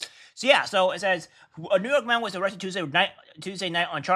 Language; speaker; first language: English; native; English